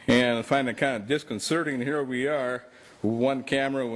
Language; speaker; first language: English; native; English